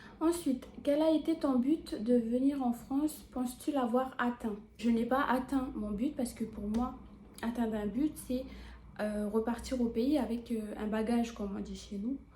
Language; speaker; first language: French; native; French